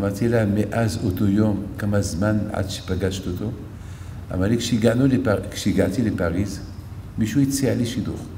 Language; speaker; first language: Hebrew; non-native, fluent; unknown